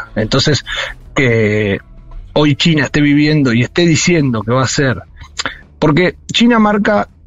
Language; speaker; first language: Spanish; native; Spanish